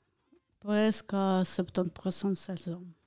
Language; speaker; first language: French; non-native, learner; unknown